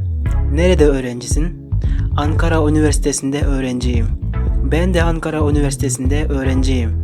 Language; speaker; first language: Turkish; non-native, fluent; Kyrgyz